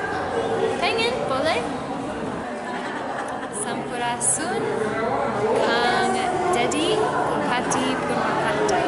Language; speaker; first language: Indonesian; non-native, learner; English